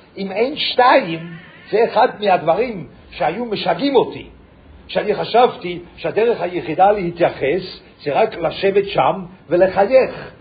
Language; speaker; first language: Hebrew; non-native, fluent; English